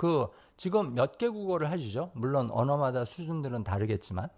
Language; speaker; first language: Korean; native; Korean